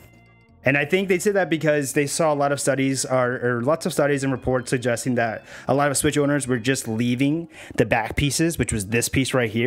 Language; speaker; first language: English; native; English